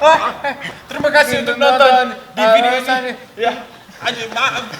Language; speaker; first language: Indonesian; early bilingual, other home language; English